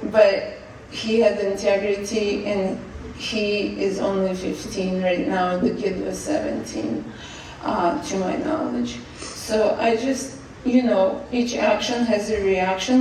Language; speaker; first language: English; non-native, fluent; Russian